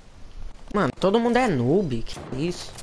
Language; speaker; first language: Portuguese; native; Portuguese